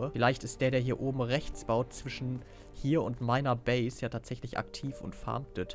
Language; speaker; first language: German; native; German